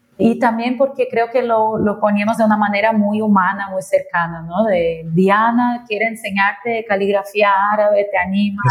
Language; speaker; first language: Spanish; non-native, fluent; Portuguese